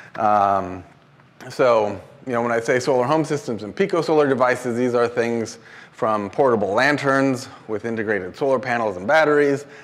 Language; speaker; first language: English; native; English